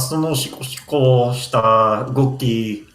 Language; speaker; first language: Japanese; non-native, learner; English